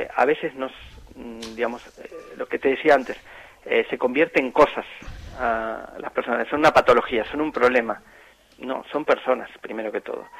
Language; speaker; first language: Spanish; native; Spanish